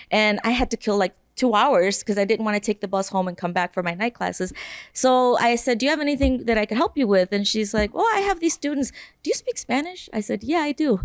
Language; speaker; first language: English; native; English